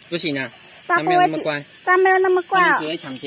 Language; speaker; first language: Chinese; native; Chinese